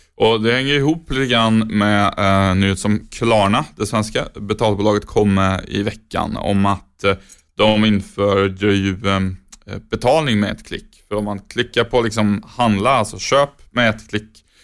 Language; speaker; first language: Swedish; native; Swedish